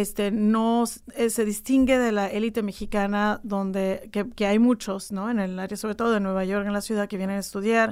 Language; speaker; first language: Spanish; native; Spanish